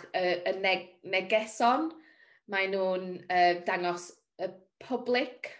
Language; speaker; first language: Welsh; non-native, learner; English